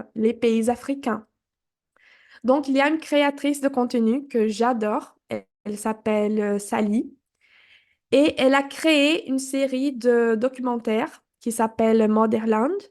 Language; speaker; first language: French; non-native, fluent; Portuguese